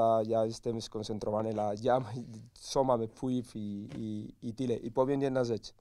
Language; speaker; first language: Polish; non-native, learner; Spanish